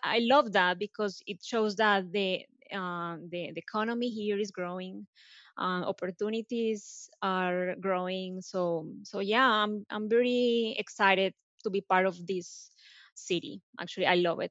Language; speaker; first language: English; non-native, fluent; Spanish